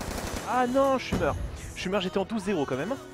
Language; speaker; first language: French; native; French